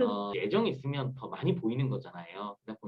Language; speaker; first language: Korean; native; Korean